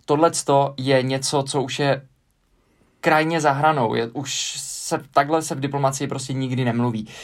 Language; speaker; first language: Czech; native; Czech